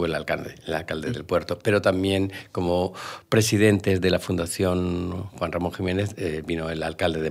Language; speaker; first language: Spanish; native; Spanish